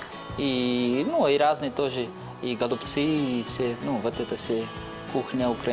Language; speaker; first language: Russian; non-native, fluent; Portuguese